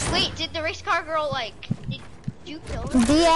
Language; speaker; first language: English; native; English